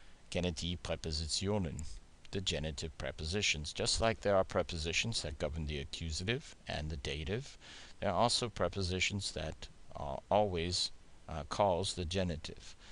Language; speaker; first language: English; native; English